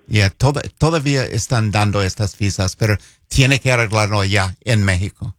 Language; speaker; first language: Spanish; non-native, fluent; English